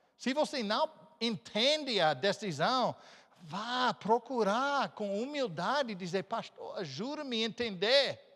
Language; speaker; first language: Portuguese; non-native, fluent; English